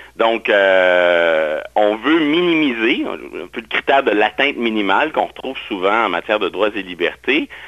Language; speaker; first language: French; native; French